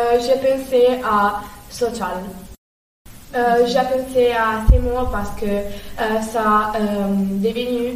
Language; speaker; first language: French; non-native, learner; Italian